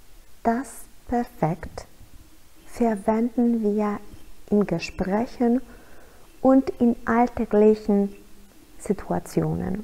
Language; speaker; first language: German; non-native, fluent; Polish